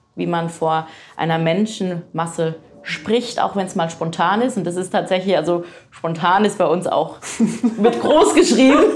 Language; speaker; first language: German; native; German